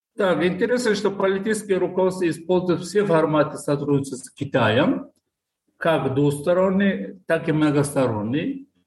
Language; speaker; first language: Russian; non-native, local second language; Tajik